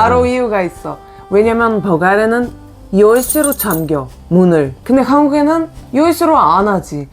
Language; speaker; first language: Korean; non-native, fluent; Bulgarian